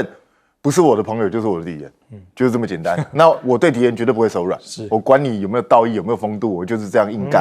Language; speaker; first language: Chinese; native; Chinese